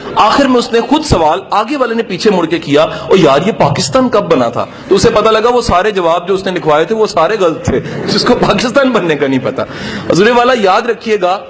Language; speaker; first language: Urdu; non-native, local second language; Punjabi